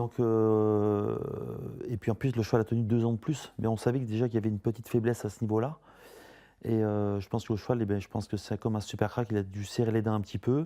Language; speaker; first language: French; native; French